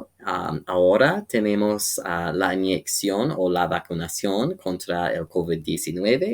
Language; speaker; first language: Spanish; non-native, learner; English